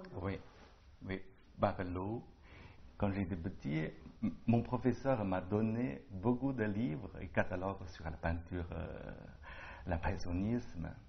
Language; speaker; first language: French; non-native, learner; Chinese